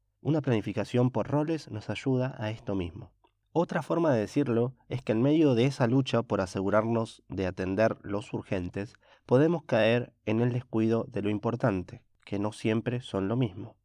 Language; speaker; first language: Spanish; native; Spanish